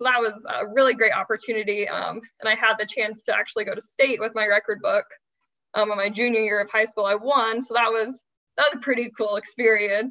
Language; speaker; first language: English; native; English